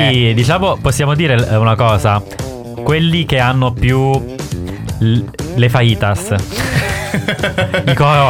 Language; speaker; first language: Italian; native; Italian